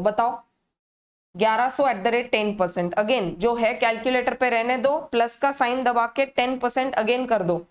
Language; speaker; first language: Hindi; native; Hindi